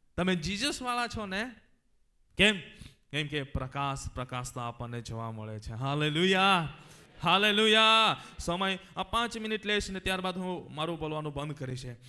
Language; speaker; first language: Gujarati; non-native, local second language; Gamit